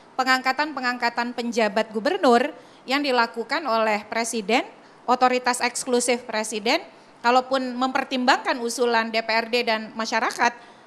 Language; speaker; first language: Indonesian; native; Indonesian